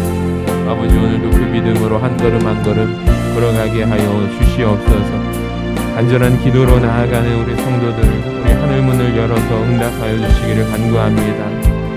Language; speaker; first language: Korean; native; Korean